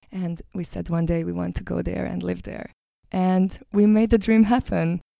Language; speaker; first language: English; non-native, fluent; Hungarian